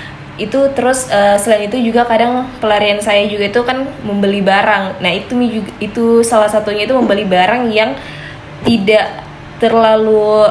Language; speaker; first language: Indonesian; native; Indonesian